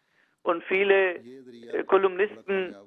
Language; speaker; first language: German; non-native, fluent; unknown